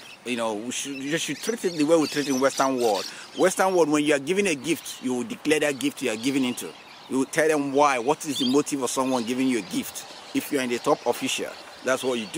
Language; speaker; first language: English; non-native, local second language; Igbo